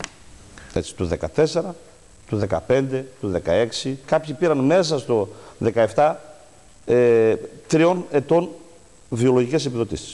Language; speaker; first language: Greek; native; Greek